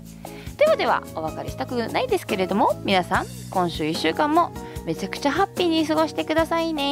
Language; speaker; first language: Japanese; native; Japanese